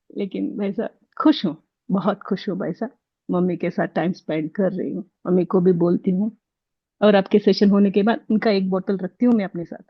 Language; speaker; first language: Hindi; non-native, local second language; Kannada